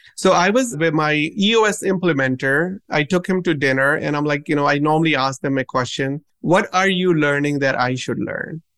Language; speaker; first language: English; non-native, local second language; Punjabi